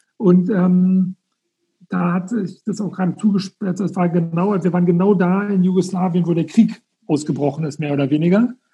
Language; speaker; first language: German; native; German